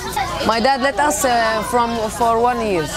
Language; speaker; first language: English; non-native, learner; Arabic